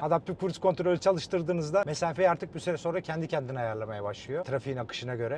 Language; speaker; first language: Turkish; native; Turkish